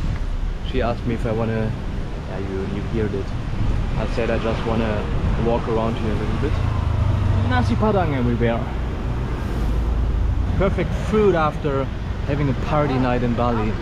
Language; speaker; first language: English; non-native, fluent; German